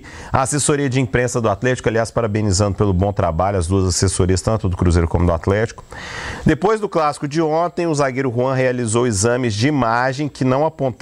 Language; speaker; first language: Portuguese; native; Portuguese